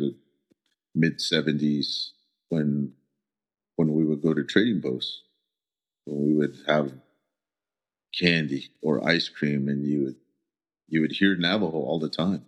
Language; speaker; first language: English; early bilingual, other home language; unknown